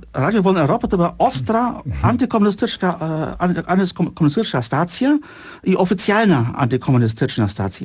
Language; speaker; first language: Polish; non-native, fluent; German